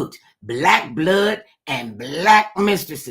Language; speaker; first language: English; native; English